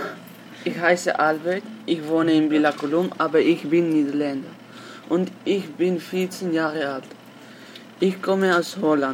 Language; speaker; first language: German; non-native, learner; Dutch